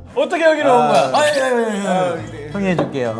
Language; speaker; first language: Korean; native; Korean